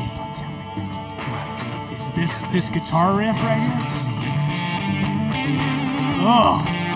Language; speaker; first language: English; native; English